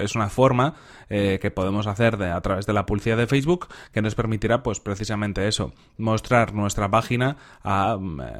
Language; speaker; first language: Spanish; native; Spanish